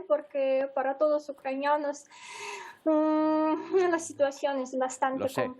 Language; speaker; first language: Spanish; non-native, fluent; Ukrainian